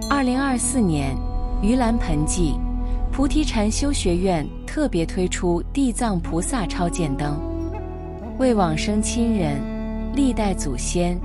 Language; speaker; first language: Chinese; native; Chinese